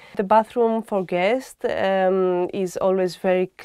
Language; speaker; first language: English; non-native, fluent; Greek